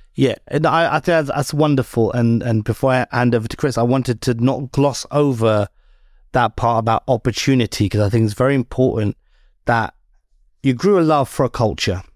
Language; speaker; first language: English; native; English